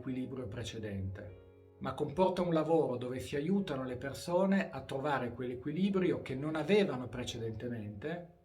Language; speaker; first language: Italian; native; Italian